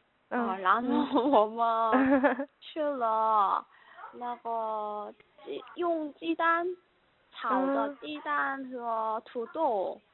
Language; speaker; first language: Chinese; non-native, learner; Korean